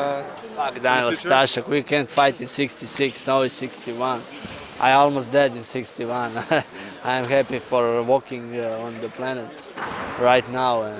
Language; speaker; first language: English; non-native, learner; Polish